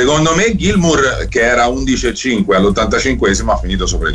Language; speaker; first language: Italian; native; Italian